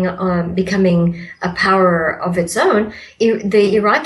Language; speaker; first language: English; non-native, local second language; Malay